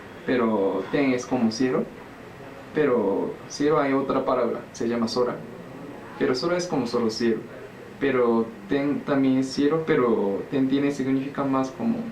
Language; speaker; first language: Spanish; non-native, learner; Japanese